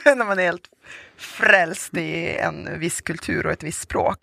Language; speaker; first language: Swedish; early bilingual, other home language; Russian